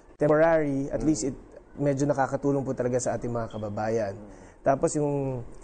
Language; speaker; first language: Filipino; native; Filipino